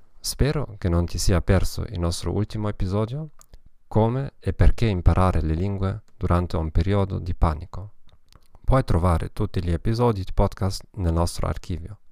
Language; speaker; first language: Italian; non-native, learner; German